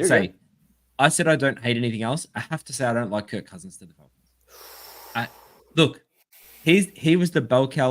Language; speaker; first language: English; native; English